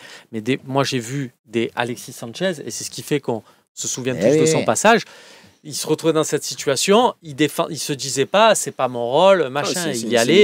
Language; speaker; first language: French; native; French